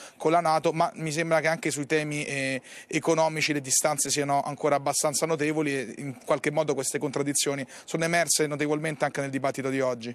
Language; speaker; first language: Italian; native; Italian